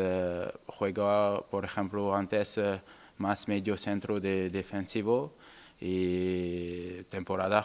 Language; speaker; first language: Spanish; non-native, learner; French